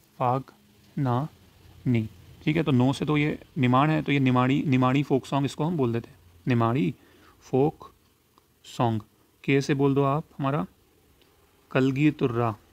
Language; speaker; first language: Hindi; native; Hindi